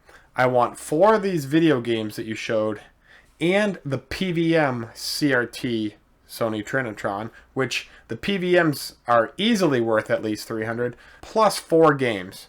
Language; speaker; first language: English; native; English